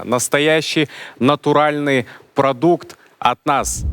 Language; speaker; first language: Russian; non-native, local second language; Kazakh